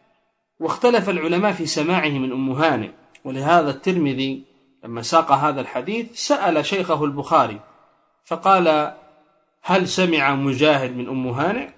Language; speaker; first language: Arabic; native; Arabic